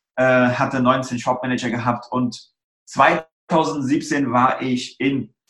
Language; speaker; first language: German; early bilingual, other home language; Persian